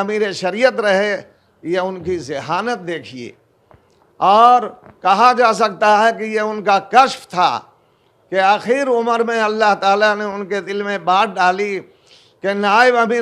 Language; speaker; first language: Urdu; native; Urdu